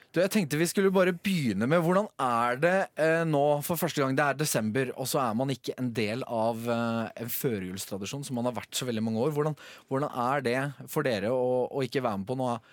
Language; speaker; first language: Norwegian; native; Norwegian